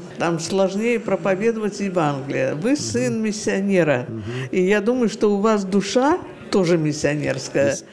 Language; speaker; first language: Russian; native; Russian